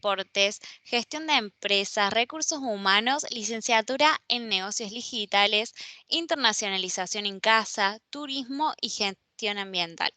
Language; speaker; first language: Spanish; native; Spanish